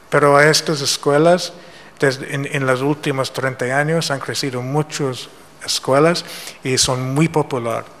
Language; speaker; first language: Spanish; non-native, fluent; English